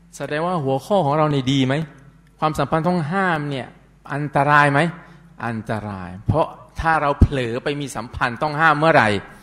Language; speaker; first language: Thai; non-native, local second language; Pattani Malay